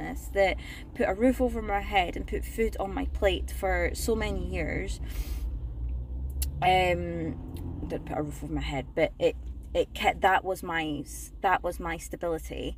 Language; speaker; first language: English; native; English